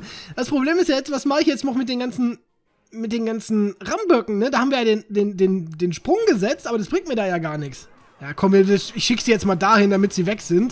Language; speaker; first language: German; native; German